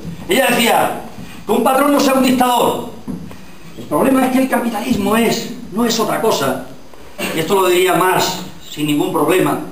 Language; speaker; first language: Spanish; native; Spanish